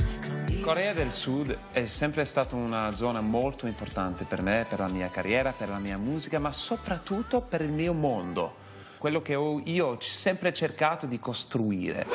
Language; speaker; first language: Italian; non-native, fluent; English